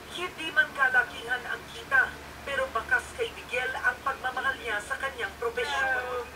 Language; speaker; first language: Filipino; native; Filipino